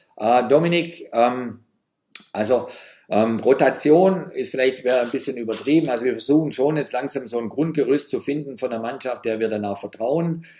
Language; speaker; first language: German; native; German